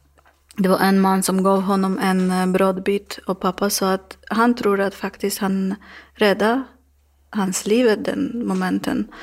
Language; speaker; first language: Swedish; non-native, learner; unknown